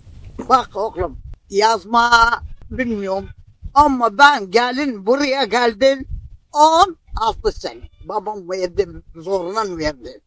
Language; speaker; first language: Turkish; non-native, local second language; Arabic